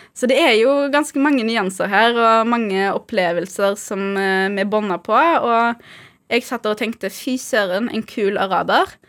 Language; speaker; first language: Norwegian; native; Norwegian